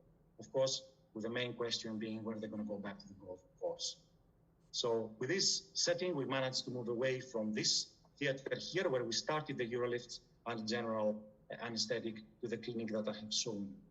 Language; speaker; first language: English; non-native, fluent; Greek